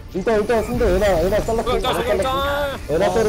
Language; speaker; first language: Korean; native; Korean